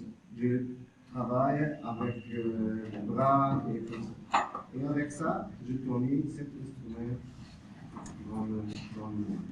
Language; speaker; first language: French; non-native, learner; German